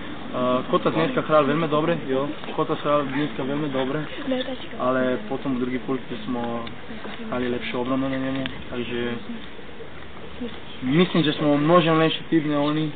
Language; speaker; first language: Slovak; non-native, learner; Croatian